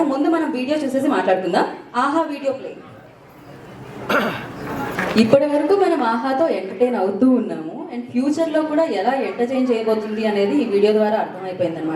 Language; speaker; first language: Telugu; native; Telugu